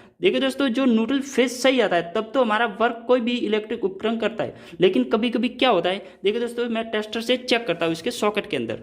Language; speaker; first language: Hindi; native; Hindi